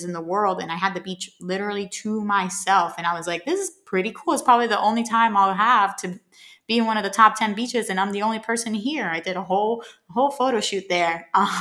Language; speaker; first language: English; native; English